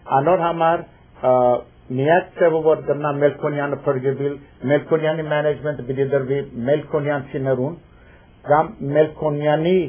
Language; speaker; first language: Armenian; early bilingual, heritage; Armenian